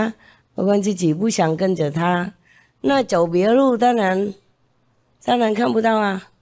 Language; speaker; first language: Chinese; non-native, fluent; Vietnamese